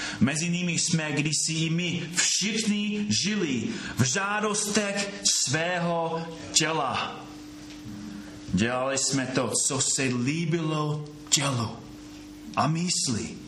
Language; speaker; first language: Czech; non-native, fluent; English